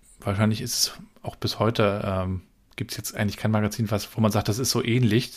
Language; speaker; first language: German; native; German